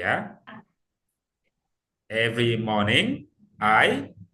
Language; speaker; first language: English; non-native, fluent; Indonesian